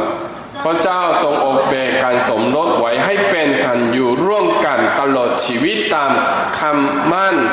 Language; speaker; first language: Thai; non-native, fluent; Korean